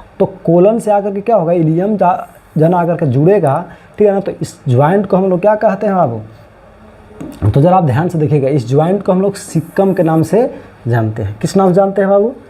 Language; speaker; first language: Hindi; native; Hindi